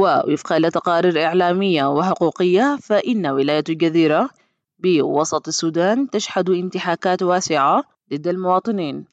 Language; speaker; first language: Arabic; native; Arabic